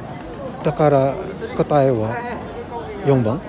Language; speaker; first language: Japanese; non-native, learner; Filipino